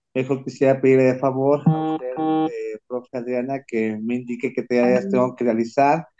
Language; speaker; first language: Spanish; native; Spanish